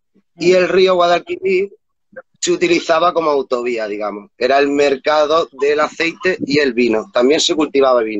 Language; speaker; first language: Spanish; native; Spanish